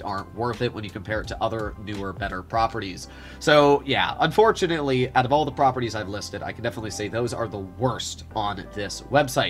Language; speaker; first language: English; native; English